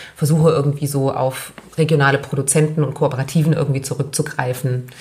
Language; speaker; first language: German; native; German